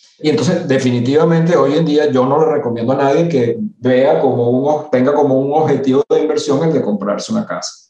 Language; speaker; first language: Spanish; early bilingual, other home language; Italian